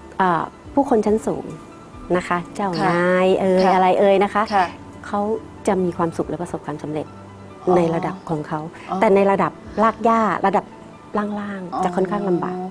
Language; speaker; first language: Thai; native; Thai